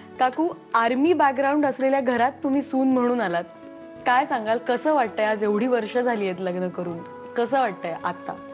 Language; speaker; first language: Marathi; native; Marathi